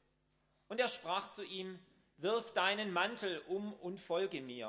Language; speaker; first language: German; native; German